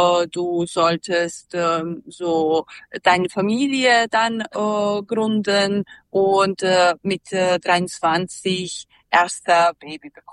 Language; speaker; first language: German; non-native, fluent; Serbian